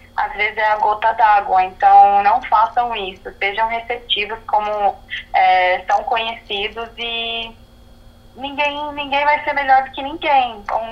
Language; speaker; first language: Portuguese; early bilingual, other home language; Arabic